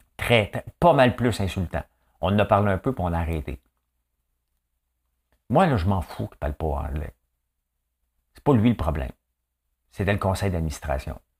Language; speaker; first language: French; native; French